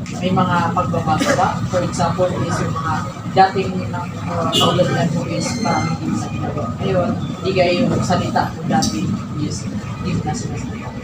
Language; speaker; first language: Filipino; non-native, local second language; Maranao